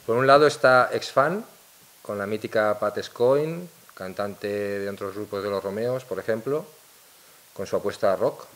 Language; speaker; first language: Spanish; non-native, local second language; Catalan